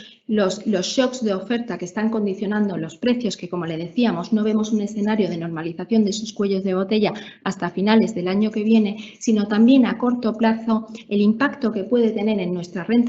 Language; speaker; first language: Spanish; native; Spanish